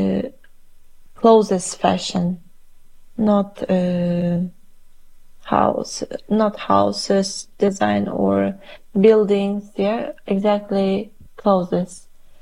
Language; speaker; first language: English; non-native, fluent; Uzbek